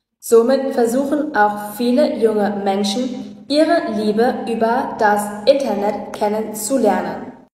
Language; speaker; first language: German; non-native, fluent; Vietnamese